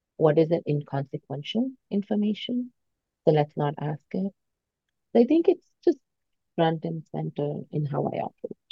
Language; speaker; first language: English; non-native, local second language; Hindi